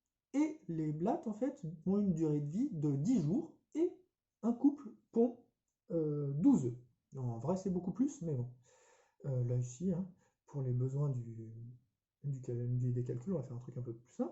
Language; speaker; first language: French; native; French